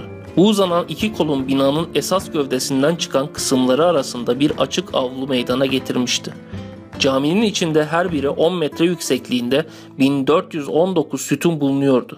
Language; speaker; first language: Turkish; native; Turkish